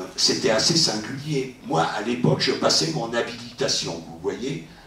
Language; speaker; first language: French; native; French